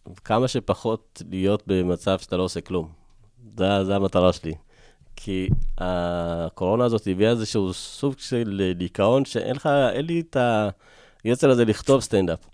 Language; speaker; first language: Hebrew; early bilingual, other home language; Amharic